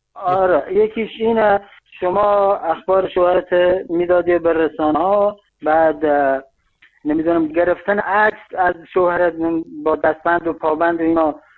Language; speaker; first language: Persian; non-native, local second language; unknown